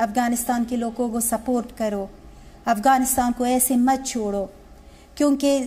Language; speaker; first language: Hindi; non-native, learner; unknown